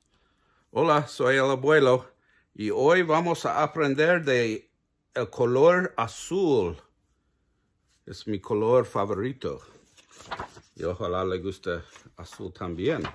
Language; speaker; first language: Spanish; non-native, learner; English